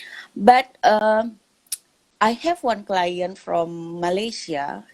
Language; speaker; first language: English; non-native, local second language; Indonesian